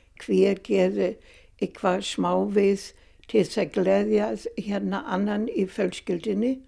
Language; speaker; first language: Icelandic; non-native, fluent; German